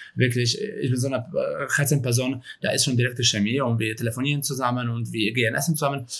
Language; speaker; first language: German; non-native, fluent; Polish